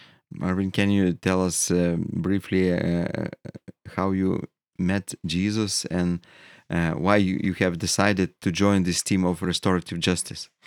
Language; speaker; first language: English; non-native, fluent; Lithuanian